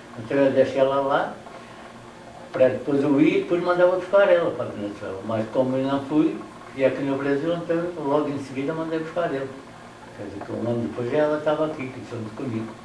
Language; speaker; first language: Portuguese; native; Portuguese